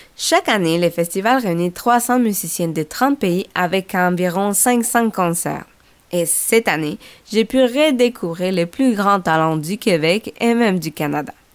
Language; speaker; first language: French; non-native, fluent; Spanish